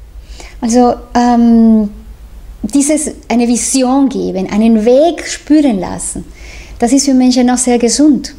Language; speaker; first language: German; non-native, fluent; Spanish